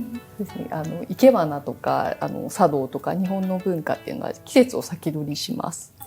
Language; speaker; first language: Japanese; native; Japanese